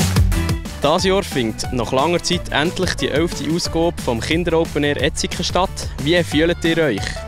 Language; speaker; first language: German; native; German